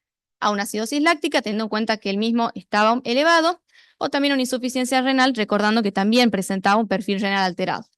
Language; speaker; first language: Spanish; native; Spanish